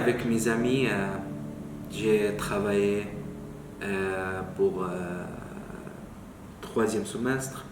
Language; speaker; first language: French; non-native, learner; Arabic